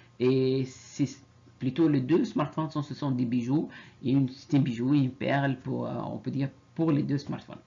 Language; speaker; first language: French; non-native, fluent; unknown